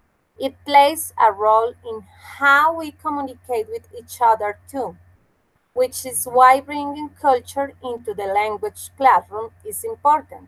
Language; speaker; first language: English; non-native, fluent; Spanish